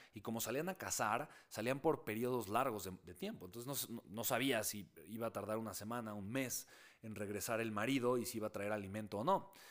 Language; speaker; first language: Spanish; native; Spanish